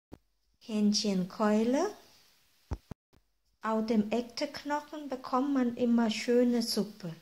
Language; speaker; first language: German; non-native, fluent; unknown